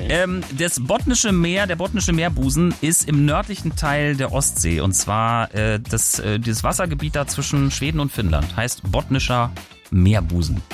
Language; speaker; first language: German; native; German